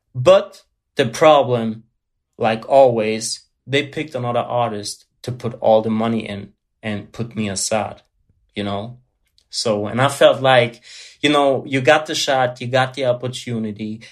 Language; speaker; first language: English; non-native, fluent; German